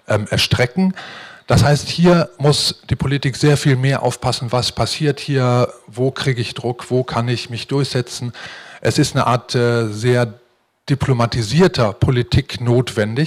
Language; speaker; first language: German; native; German